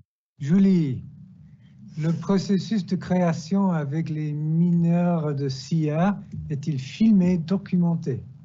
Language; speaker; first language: French; non-native, fluent; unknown